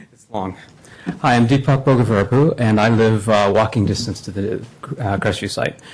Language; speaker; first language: English; native; English